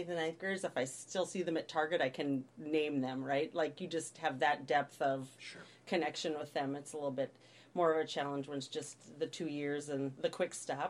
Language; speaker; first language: English; native; English